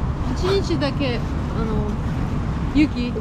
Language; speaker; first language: Japanese; non-native, learner; Russian